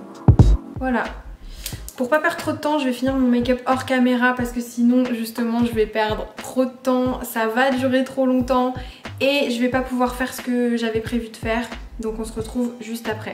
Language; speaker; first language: French; native; French